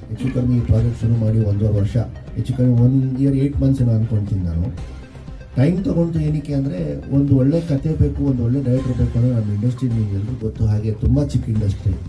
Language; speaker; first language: Kannada; non-native, local second language; Urdu